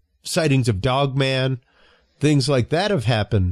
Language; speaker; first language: English; native; English